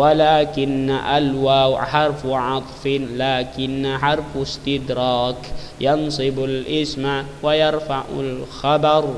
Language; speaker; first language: Arabic; non-native, fluent; Indonesian